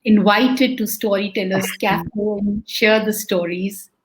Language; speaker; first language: English; non-native, local second language; Hindi